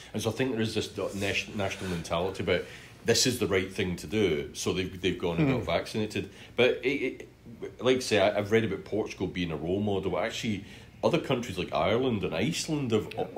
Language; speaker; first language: English; native; English